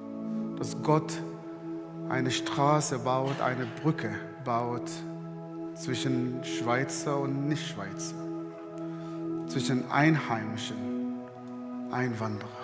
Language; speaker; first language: German; non-native, fluent; Arabic